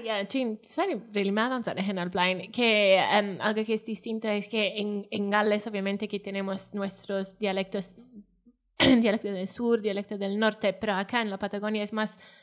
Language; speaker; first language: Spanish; non-native, fluent; Welsh